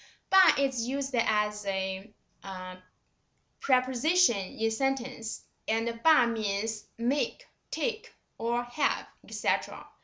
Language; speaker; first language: English; non-native, fluent; Chinese